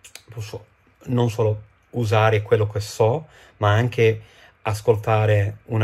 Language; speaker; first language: Italian; non-native, fluent; English